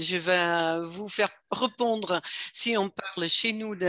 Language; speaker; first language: French; non-native, fluent; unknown